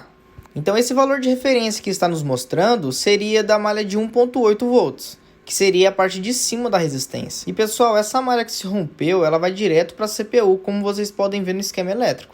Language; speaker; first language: Portuguese; native; Portuguese